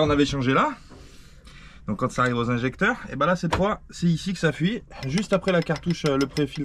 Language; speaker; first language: French; native; French